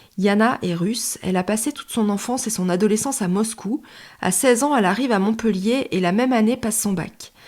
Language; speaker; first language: French; native; French